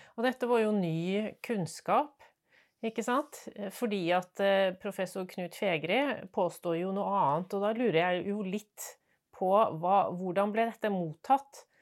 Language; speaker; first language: Norwegian; native; Norwegian